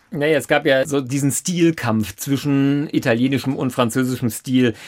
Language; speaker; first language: German; native; German